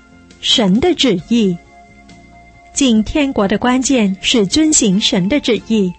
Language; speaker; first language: Chinese; native; Chinese